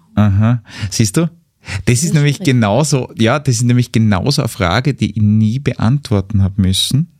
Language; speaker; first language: German; native; German